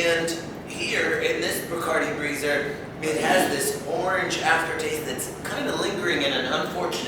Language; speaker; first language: English; native; English